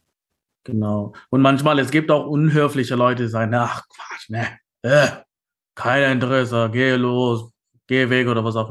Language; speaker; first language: German; non-native, fluent; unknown